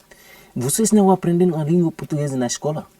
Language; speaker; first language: Portuguese; non-native, learner; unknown